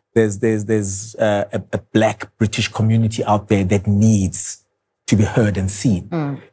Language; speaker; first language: English; non-native, local second language; Zulu